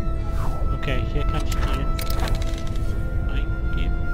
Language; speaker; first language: German; native; German